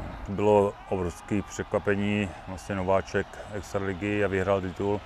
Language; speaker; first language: Czech; native; Czech